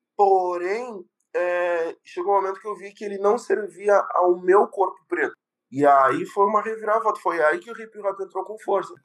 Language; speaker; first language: Portuguese; native; Portuguese